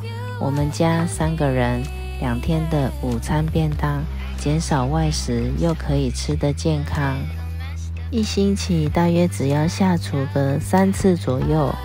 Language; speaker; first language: Chinese; native; Chinese